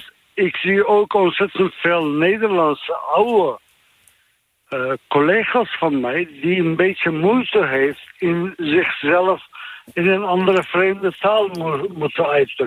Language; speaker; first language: Dutch; non-native, fluent; Turkish